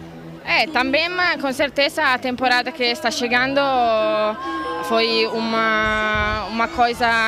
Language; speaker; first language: Portuguese; non-native, fluent; Italian